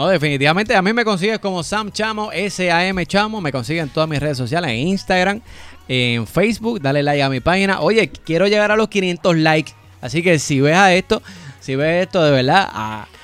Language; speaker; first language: Spanish; native; Spanish